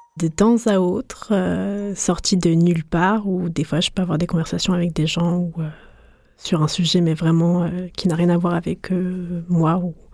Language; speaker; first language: French; native; French